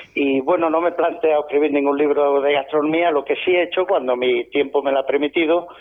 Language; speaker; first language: Spanish; native; Spanish